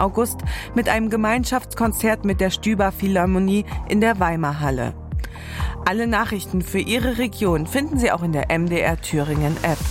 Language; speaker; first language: German; native; German